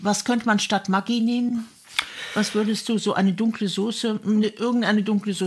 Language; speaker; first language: German; native; German